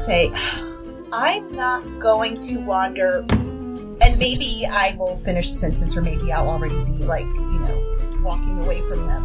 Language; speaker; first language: English; native; English